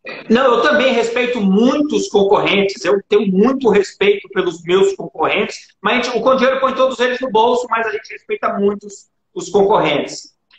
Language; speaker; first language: Portuguese; native; Portuguese